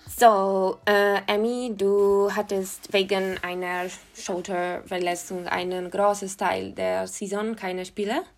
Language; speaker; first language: German; non-native, learner; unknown